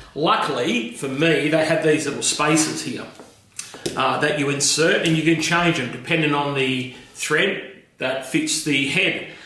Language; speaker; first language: English; native; English